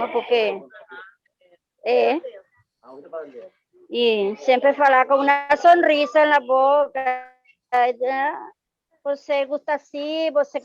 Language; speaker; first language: Portuguese; non-native, learner; Spanish